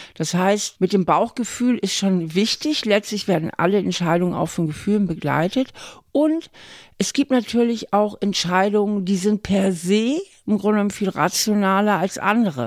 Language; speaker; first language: German; native; German